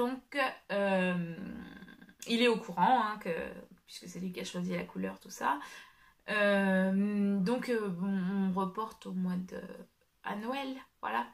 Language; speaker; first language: French; native; French